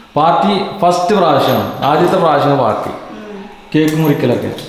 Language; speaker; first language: Malayalam; native; Malayalam